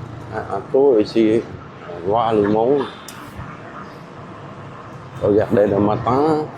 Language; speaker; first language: French; non-native, fluent; Vietnamese